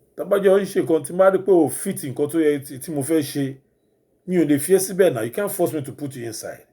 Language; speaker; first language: English; non-native, local second language; Yoruba